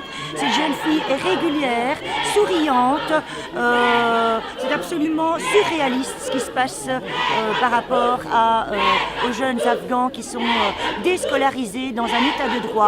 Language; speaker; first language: French; native; French